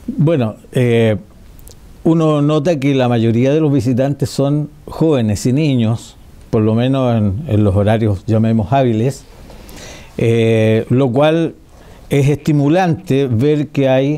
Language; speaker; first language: Spanish; native; Spanish